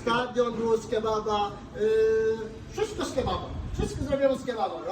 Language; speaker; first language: Polish; non-native, learner; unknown